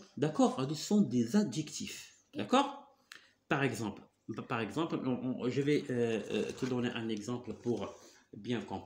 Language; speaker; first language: French; non-native, local second language; Arabic